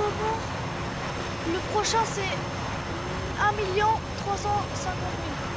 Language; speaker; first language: French; native; French